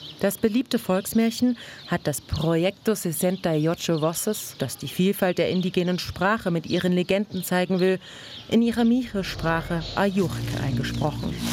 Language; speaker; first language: German; native; German